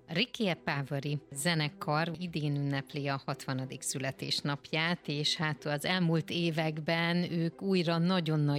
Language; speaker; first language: Hungarian; native; Hungarian